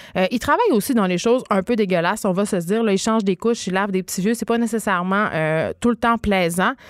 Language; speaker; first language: French; native; French